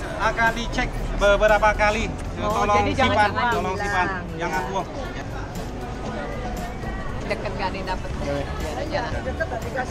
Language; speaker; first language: Indonesian; non-native, learner; Vietnamese